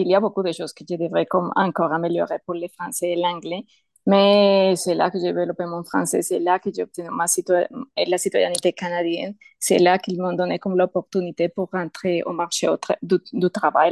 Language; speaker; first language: French; non-native, learner; Spanish